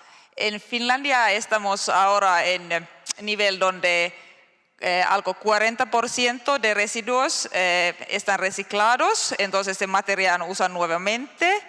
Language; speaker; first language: Spanish; non-native, learner; Finnish